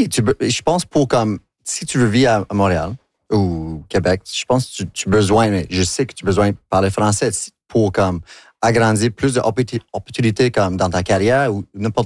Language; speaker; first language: French; non-native, local second language; English